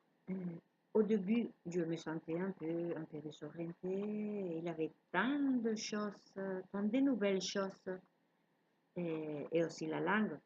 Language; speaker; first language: French; non-native, learner; Spanish